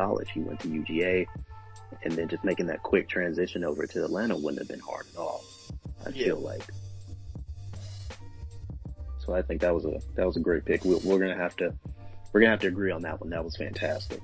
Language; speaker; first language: English; native; English